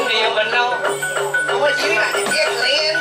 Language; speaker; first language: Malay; non-native, local second language; Balinese